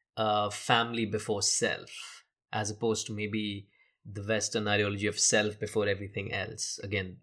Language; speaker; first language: English; non-native, local second language; Hindi